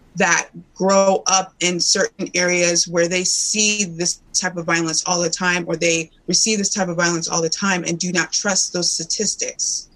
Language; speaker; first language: English; native; English